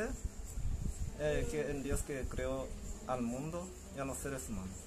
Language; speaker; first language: Spanish; early bilingual, other home language; Japanese